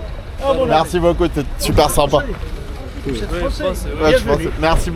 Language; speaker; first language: French; native; French